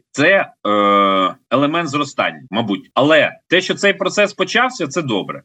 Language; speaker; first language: Ukrainian; native; Ukrainian